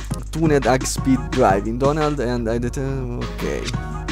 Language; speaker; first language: English; non-native, learner; Italian